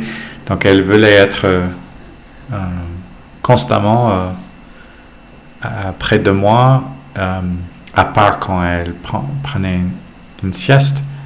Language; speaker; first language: French; non-native, fluent; English